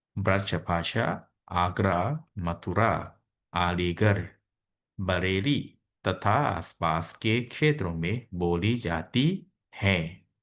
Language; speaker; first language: Hindi; non-native, fluent; Thai